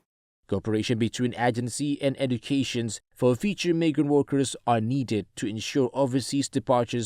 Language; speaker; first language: English; non-native, fluent; Indonesian